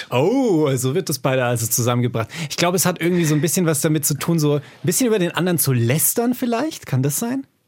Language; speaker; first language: German; native; German